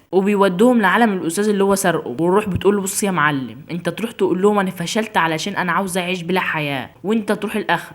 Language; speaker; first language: Arabic; native; Arabic